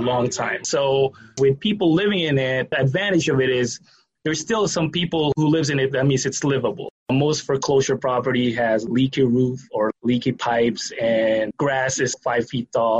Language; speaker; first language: English; non-native, local second language; Filipino